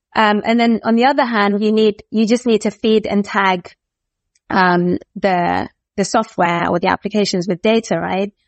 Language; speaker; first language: English; native; English